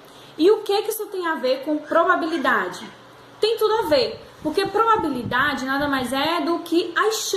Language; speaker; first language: Portuguese; native; Portuguese